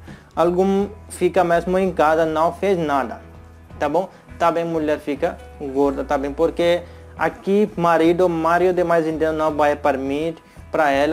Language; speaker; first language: Portuguese; non-native, learner; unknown